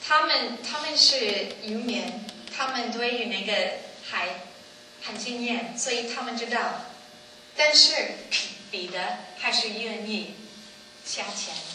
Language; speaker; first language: Chinese; non-native, learner; English